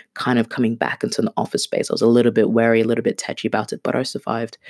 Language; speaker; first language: English; non-native, local second language; Swahili